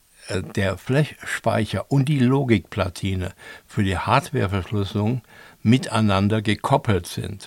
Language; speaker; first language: German; native; German